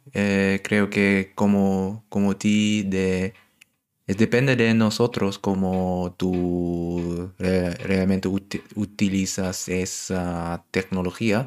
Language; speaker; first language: Spanish; non-native, learner; German